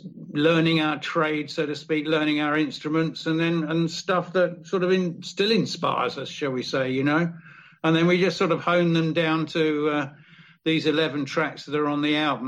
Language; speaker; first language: English; native; English